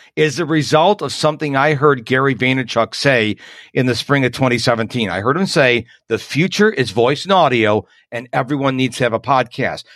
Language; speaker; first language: English; native; English